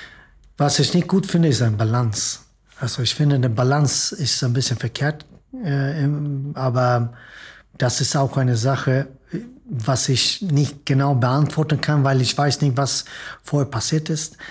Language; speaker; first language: German; non-native, fluent; Swedish